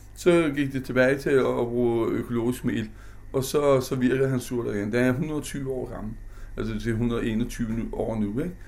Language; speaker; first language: Danish; native; Danish